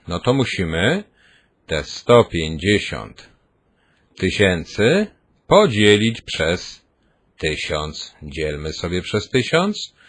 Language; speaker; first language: Polish; native; Polish